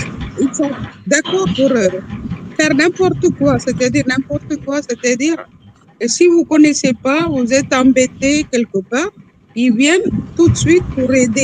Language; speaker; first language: French; non-native, local second language; Tamil